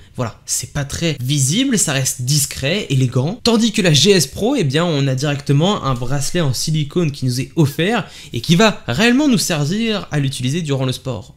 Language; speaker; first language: French; native; French